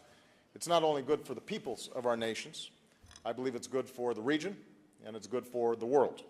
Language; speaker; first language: English; native; English